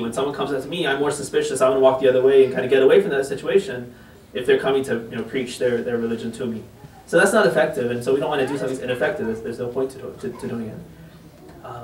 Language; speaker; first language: English; native; English